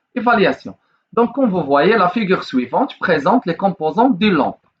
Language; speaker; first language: French; non-native, local second language; Arabic